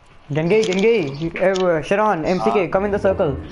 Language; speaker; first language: English; non-native, local second language; Hindi